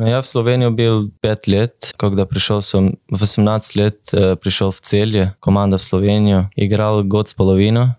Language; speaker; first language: Russian; non-native, learner; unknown